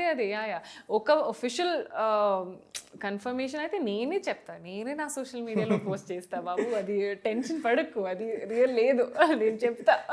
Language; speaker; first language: Telugu; non-native, local second language; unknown